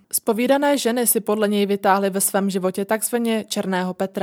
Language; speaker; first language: Czech; native; Czech